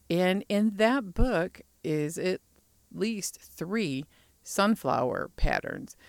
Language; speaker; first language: English; native; English